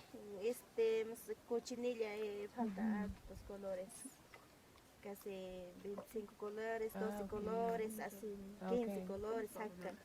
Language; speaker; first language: Spanish; non-native, local second language; Quechua